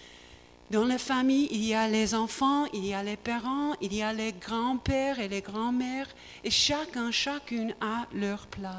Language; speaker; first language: French; non-native, learner; English